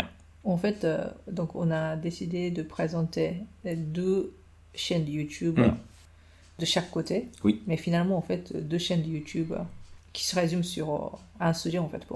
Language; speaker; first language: French; non-native, fluent; Japanese